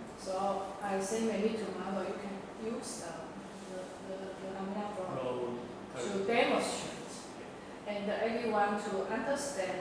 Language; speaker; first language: English; non-native, learner; Chinese